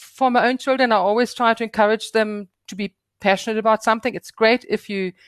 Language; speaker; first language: English; non-native, fluent; German